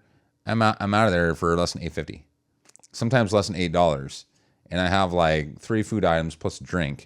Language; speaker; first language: English; native; English